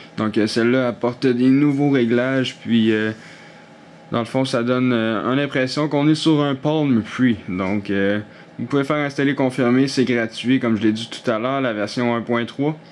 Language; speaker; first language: French; native; French